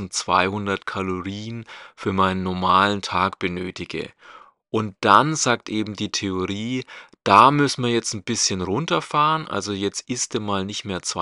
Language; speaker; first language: German; native; German